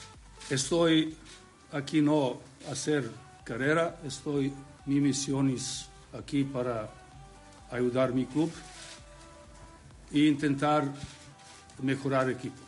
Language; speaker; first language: Spanish; non-native, learner; Serbian